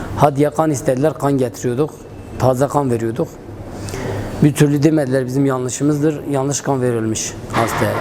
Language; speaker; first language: Turkish; non-native, local second language; Kurdish